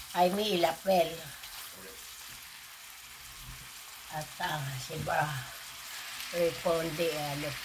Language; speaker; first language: French; non-native, learner; Filipino